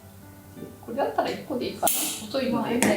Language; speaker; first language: Japanese; native; Japanese